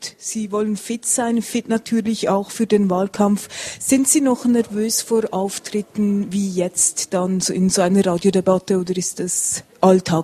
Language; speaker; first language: German; native; German